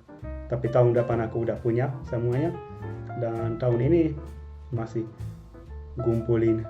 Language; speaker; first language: Indonesian; non-native, fluent; Hungarian